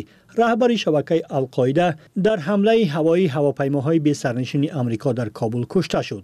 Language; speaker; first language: Persian; native; Persian